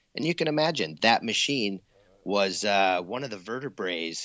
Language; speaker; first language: English; native; English